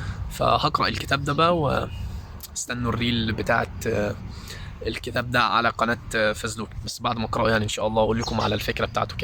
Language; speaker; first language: Arabic; native; Arabic